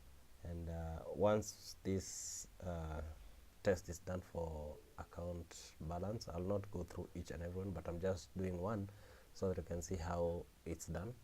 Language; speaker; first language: English; non-native, local second language; Swahili